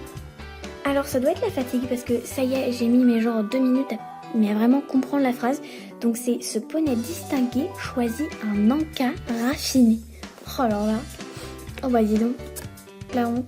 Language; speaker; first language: French; native; French